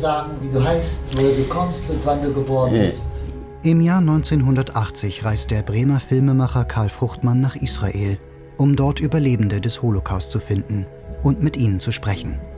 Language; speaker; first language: German; native; German